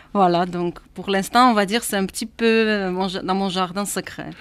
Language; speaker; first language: French; non-native, fluent; Armenian